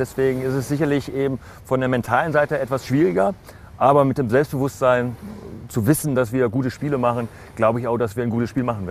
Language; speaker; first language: German; native; German